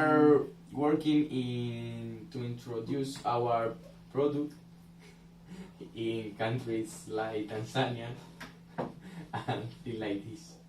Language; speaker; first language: English; non-native, learner; Spanish